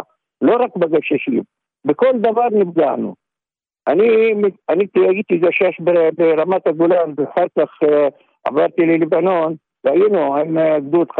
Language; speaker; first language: Hebrew; non-native, local second language; Arabic